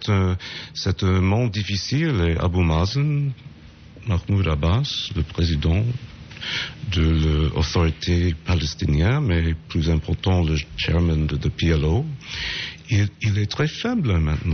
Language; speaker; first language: French; non-native, fluent; English